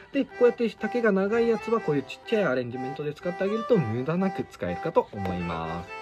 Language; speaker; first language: Japanese; native; Japanese